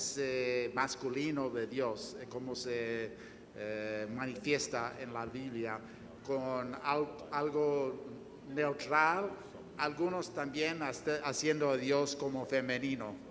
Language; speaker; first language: Spanish; non-native, fluent; English